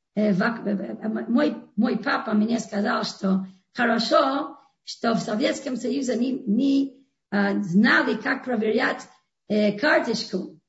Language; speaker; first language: Russian; non-native, fluent; English